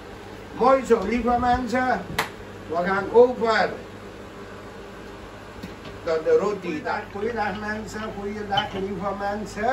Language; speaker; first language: Dutch; non-native, local second language; Caribbean Hindustani